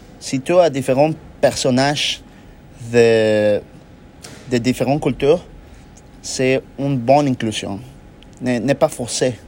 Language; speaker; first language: French; non-native, learner; Spanish